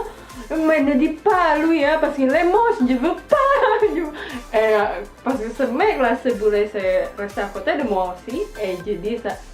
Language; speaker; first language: French; non-native, learner; Indonesian